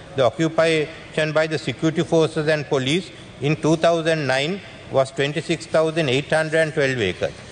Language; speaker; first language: English; non-native, local second language; Sinhala